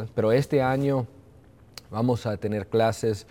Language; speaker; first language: Spanish; early bilingual, heritage; Spanish